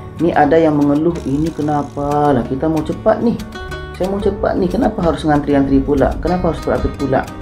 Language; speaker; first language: Malay; native; Malay